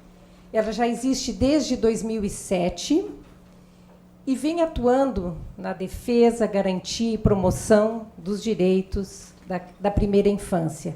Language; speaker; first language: Portuguese; native; Portuguese